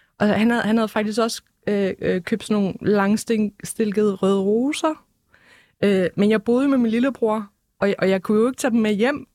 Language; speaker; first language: Danish; early bilingual, other home language; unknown